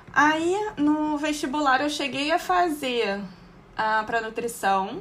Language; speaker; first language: Portuguese; native; Portuguese